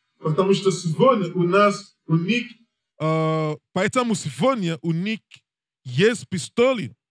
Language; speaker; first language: Russian; non-native, learner; English